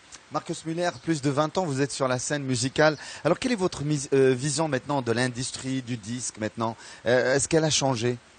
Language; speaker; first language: French; non-native, local second language; Arabic